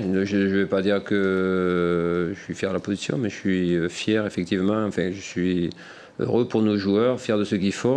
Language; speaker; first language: French; native; French